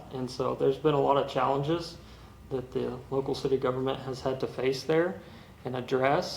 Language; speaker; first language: English; native; English